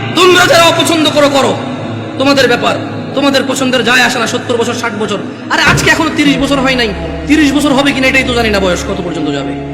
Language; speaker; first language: Bangla; early bilingual, heritage; Bangla